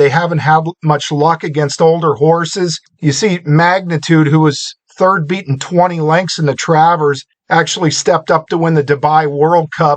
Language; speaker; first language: English; native; English